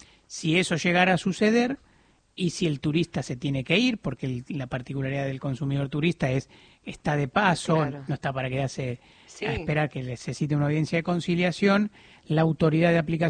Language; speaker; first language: Spanish; native; Spanish